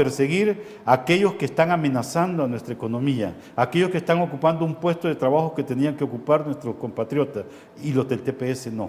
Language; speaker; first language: Spanish; native; Spanish